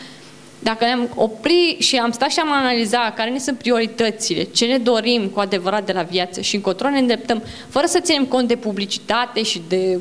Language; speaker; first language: Romanian; native; Romanian